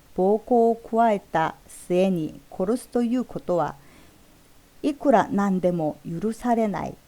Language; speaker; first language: Japanese; non-native, fluent; Korean